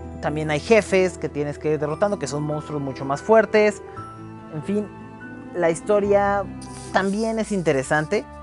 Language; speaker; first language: Spanish; native; Spanish